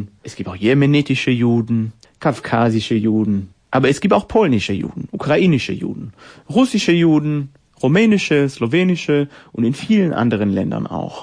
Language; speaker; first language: German; non-native, fluent; Hebrew